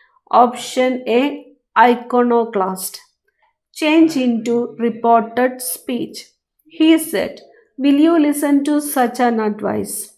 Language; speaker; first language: English; non-native, local second language; Malayalam